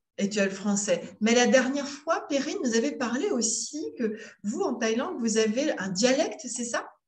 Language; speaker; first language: French; native; French